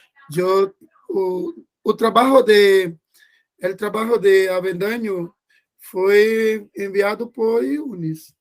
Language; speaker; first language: Spanish; non-native, learner; Portuguese